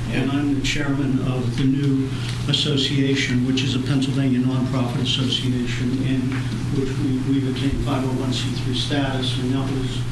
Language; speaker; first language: English; native; English